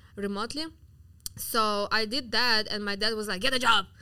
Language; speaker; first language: English; non-native, fluent; Russian